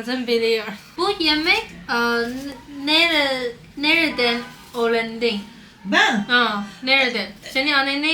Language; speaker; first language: Turkish; non-native, learner; Chinese